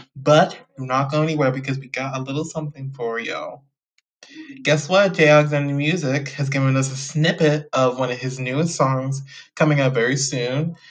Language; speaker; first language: English; native; English